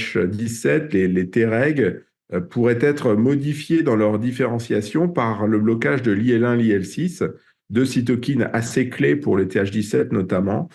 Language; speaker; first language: French; native; French